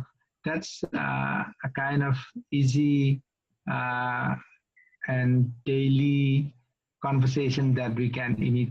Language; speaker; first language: English; non-native, local second language; Indonesian